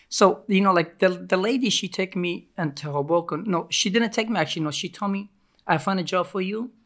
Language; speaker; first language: English; non-native, learner; Turkish